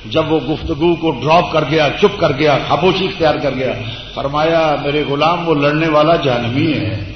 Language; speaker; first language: Urdu; non-native, local second language; Punjabi